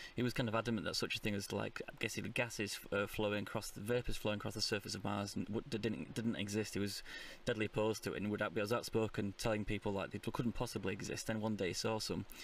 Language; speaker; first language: English; native; English